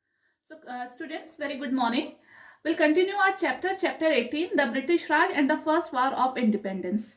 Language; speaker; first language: English; non-native, local second language; Hindi